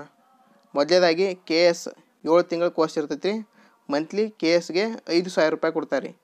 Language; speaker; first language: Kannada; native; Kannada